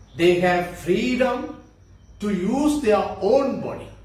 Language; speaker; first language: English; non-native, local second language; Tamil